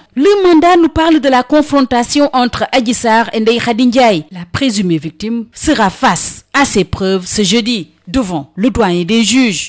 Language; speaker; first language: French; non-native, local second language; Wolof